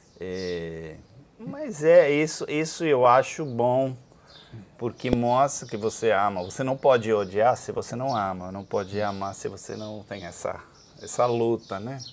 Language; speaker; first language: Portuguese; non-native, fluent; Dutch